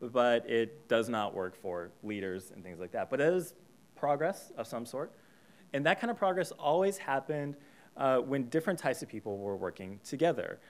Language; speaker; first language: English; native; English